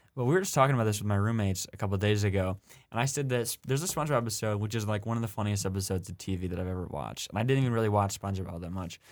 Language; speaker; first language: English; native; English